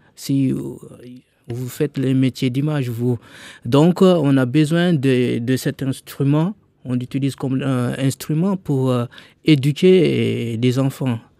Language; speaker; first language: French; non-native, local second language; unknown